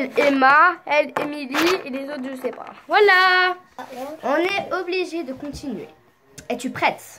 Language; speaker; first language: French; native; French